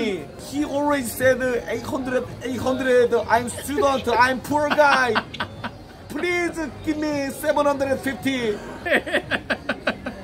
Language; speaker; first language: English; non-native, learner; Korean